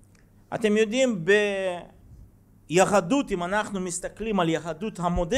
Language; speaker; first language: Hebrew; non-native, fluent; Russian